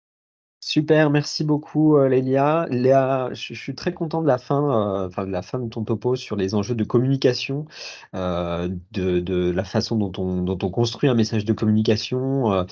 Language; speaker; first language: French; native; French